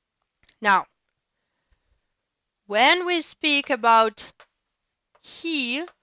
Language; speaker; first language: English; non-native, fluent; Russian